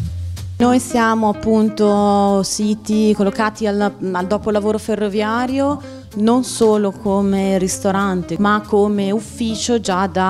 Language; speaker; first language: Italian; native; Italian